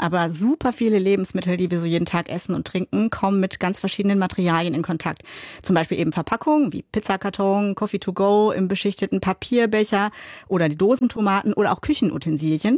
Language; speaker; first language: German; native; German